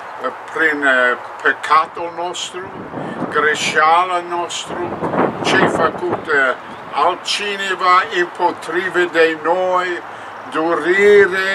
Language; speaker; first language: Romanian; non-native, learner; English